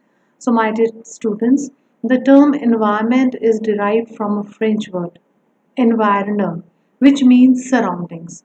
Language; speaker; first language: English; non-native, local second language; Punjabi